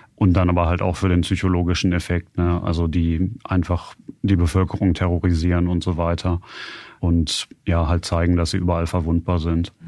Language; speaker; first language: German; non-native, fluent; Ukrainian